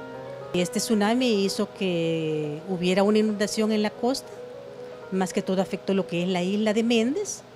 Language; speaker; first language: Spanish; native; Spanish